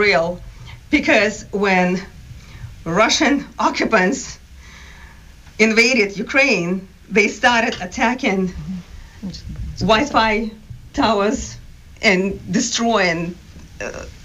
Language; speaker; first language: English; non-native, fluent; Ukrainian